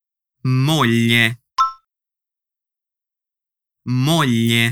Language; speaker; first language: Italian; non-native, fluent; Portuguese